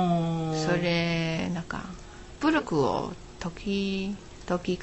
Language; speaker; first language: Japanese; non-native, learner; Chinese